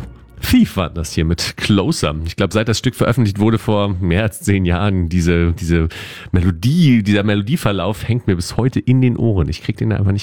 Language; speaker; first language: German; native; German